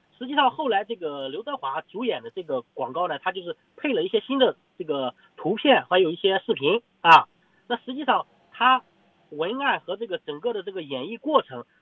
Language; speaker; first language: Chinese; native; Chinese